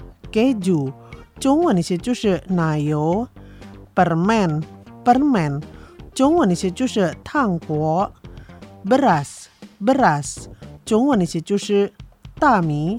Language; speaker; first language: Chinese; early bilingual, heritage; Chinese